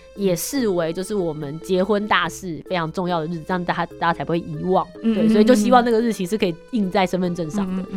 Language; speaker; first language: Chinese; native; Chinese